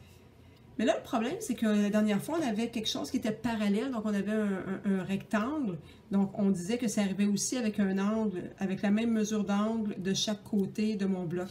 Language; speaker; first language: French; native; French